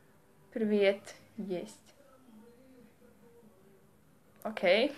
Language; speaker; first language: Russian; non-native, learner; Latvian